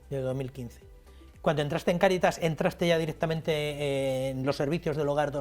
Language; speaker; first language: Spanish; native; Spanish